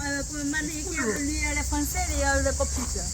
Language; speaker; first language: French; non-native, learner; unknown